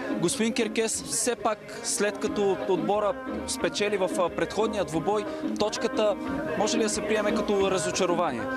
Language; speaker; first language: Bulgarian; native; Bulgarian